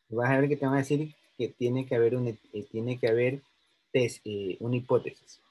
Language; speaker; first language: Spanish; native; Spanish